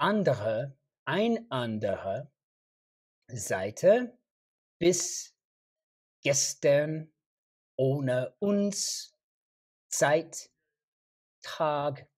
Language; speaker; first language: German; non-native, learner; English